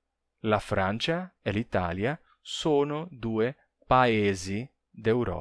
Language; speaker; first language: Italian; non-native, fluent; Portuguese